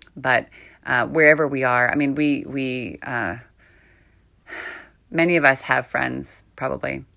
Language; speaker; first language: English; native; English